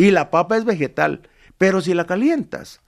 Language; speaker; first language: Spanish; native; Spanish